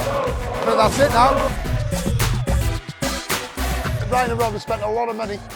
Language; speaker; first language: English; native; English